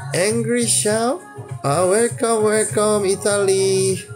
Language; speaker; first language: English; non-native, local second language; Korean